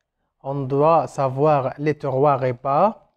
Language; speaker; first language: French; non-native, fluent; Arabic